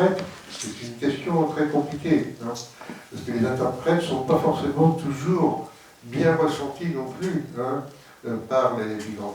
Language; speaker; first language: French; native; French